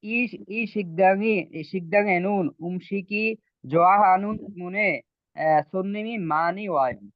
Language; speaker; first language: Korean; non-native, learner; Bangla